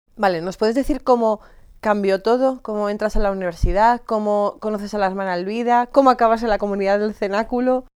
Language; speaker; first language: Spanish; native; Spanish